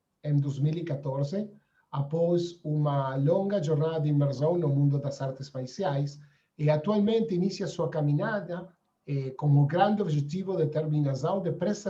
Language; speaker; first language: Portuguese; non-native, fluent; Spanish